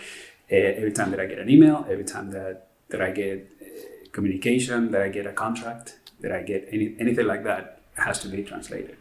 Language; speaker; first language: English; non-native, fluent; Spanish